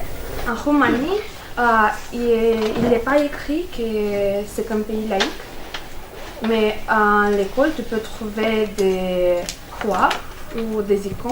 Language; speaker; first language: French; non-native, fluent; Romanian